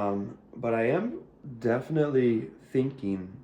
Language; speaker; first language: English; native; English